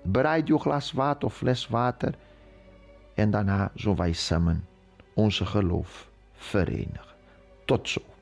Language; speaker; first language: Dutch; non-native, fluent; Portuguese